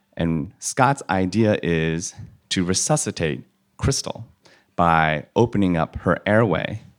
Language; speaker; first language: English; native; English